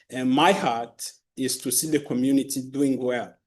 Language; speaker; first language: English; non-native, local second language; Kinyarwanda